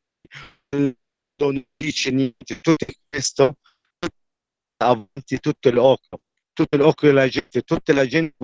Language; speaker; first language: Italian; non-native, learner; Arabic